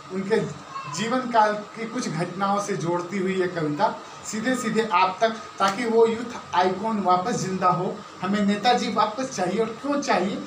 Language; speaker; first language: Hindi; native; Hindi